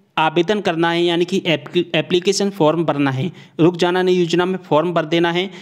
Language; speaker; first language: Hindi; native; Hindi